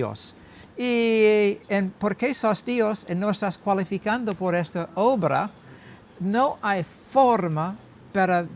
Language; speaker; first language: Spanish; non-native, learner; English